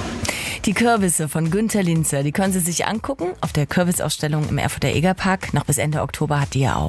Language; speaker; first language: German; native; German